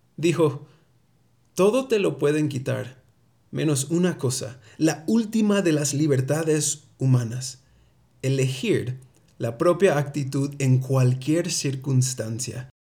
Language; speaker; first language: Spanish; early bilingual, heritage; Spanish